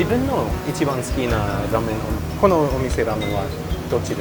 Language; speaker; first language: Japanese; non-native, learner; English